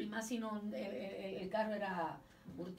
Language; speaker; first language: Spanish; native; Spanish